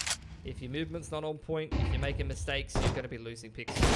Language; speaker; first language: English; native; English